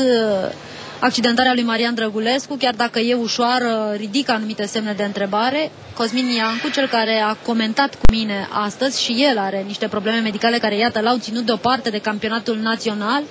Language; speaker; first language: Romanian; native; Romanian